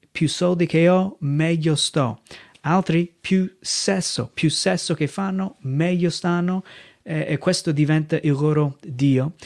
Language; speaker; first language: Italian; non-native, fluent; English